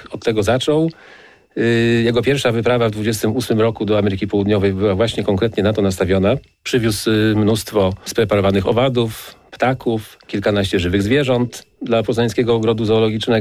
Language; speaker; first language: Polish; native; Polish